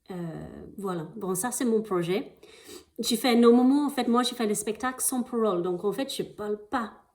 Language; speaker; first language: French; non-native, fluent; English